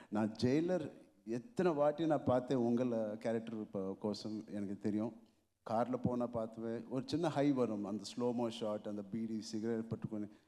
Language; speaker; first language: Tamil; non-native, local second language; Telugu